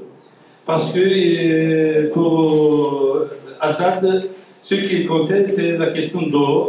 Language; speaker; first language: French; non-native, fluent; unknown